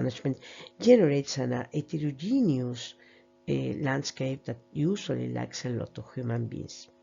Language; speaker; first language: English; non-native, fluent; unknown